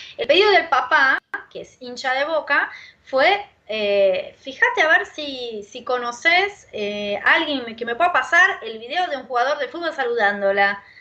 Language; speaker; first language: Spanish; non-native, fluent; Portuguese